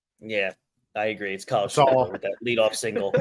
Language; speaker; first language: English; native; English